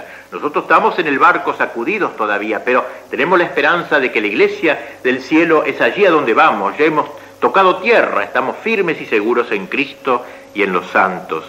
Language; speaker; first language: Spanish; native; Spanish